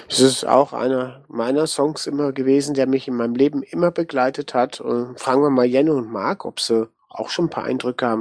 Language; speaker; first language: German; native; German